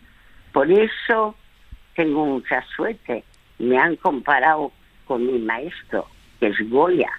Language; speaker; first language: Spanish; early bilingual, other home language; French